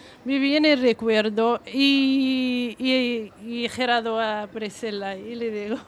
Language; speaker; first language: Spanish; non-native, learner; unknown